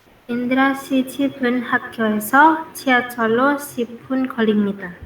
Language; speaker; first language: Korean; non-native, learner; Indonesian